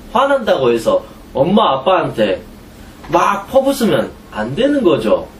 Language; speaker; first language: Korean; native; Korean